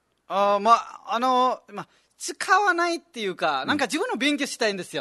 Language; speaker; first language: Japanese; non-native, fluent; Nepali